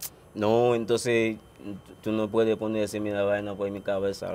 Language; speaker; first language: Spanish; non-native, learner; Haitian Creole